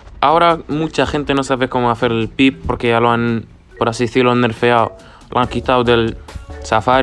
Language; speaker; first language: Spanish; native; Spanish